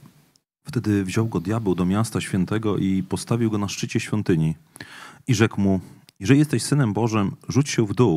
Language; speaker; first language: Polish; native; Polish